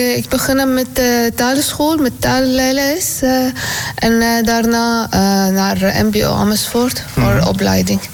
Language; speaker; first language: Dutch; non-native, learner; Arabic